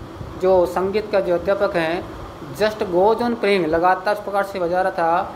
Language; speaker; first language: Hindi; native; Hindi